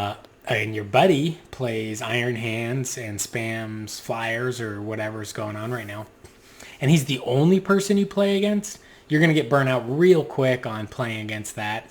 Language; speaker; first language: English; native; English